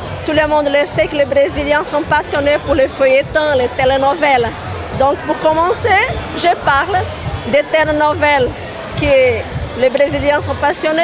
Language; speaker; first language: French; non-native, fluent; Portuguese